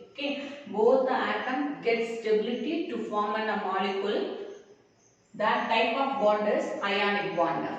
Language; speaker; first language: English; non-native, local second language; Tamil